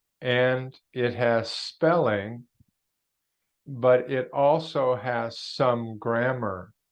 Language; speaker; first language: English; non-native, fluent; Vietnamese